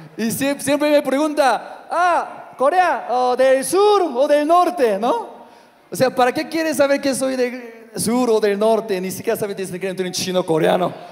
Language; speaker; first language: Spanish; non-native, learner; Korean